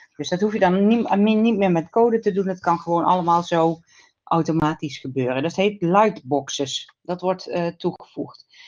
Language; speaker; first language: Dutch; native; Dutch